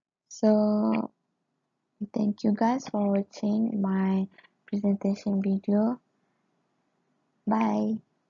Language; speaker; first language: English; non-native, local second language; Malay